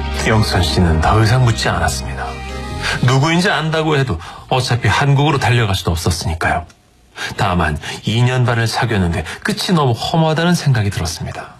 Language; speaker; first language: Korean; native; Korean